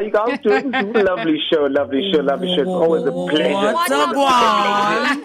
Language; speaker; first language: English; non-native, local second language; Xhosa